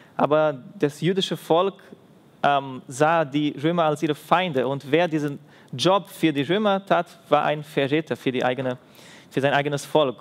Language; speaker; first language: German; non-native, fluent; Portuguese